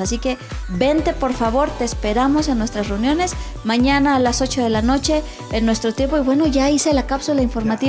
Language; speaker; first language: Spanish; native; Spanish